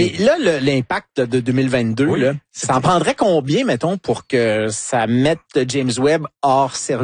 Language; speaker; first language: French; native; French